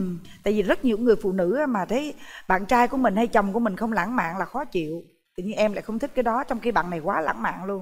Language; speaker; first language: Vietnamese; native; Vietnamese